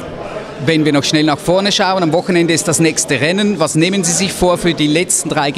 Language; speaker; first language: German; native; German